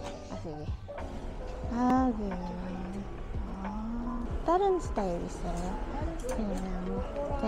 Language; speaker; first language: Korean; non-native, learner; Filipino